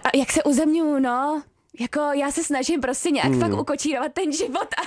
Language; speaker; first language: Czech; native; Czech